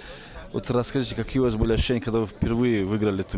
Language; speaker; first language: Russian; native; Russian